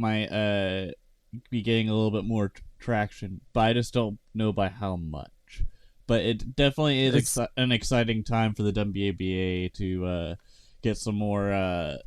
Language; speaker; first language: English; native; English